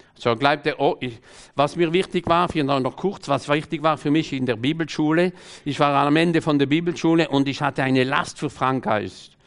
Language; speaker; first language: German; non-native, fluent; French